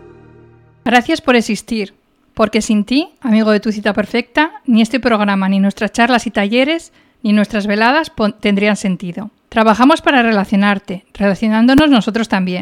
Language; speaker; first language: Spanish; native; Spanish